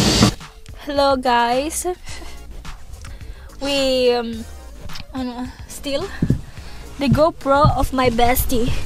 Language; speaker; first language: English; non-native, learner; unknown